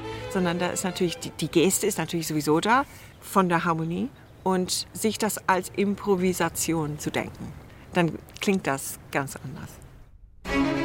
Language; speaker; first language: German; early bilingual, other home language; English